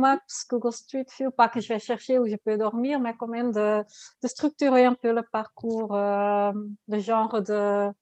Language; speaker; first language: French; non-native, learner; Dutch